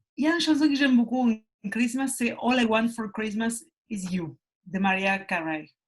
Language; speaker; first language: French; non-native, fluent; Spanish